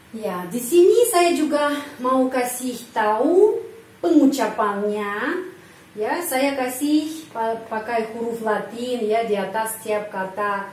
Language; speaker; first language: Indonesian; non-native, fluent; Russian